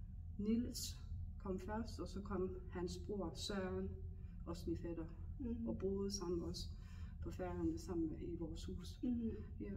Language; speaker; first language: Danish; non-native, local second language; Faroese